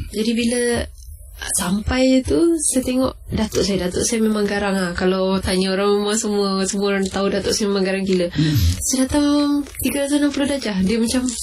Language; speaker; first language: Malay; non-native, local second language; Iban